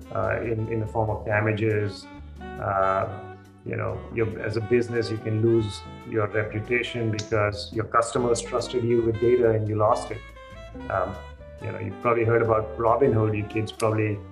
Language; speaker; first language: English; non-native, local second language; Hindi